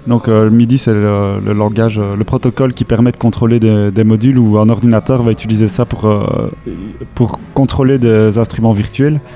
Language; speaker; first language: French; native; French